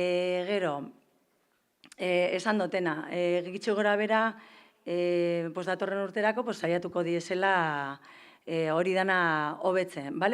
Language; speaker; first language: Basque; native; Basque